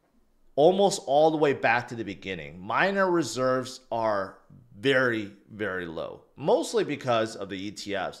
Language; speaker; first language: English; native; English